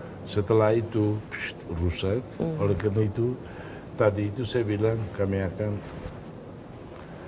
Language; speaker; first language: Indonesian; non-native, fluent; Tetum